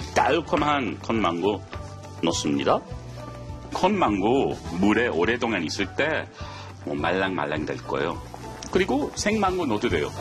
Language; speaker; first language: Korean; non-native, fluent; English